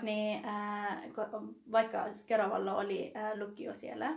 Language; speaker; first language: Finnish; non-native, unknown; Persian